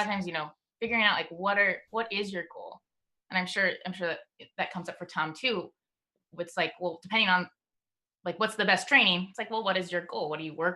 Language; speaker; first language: English; native; English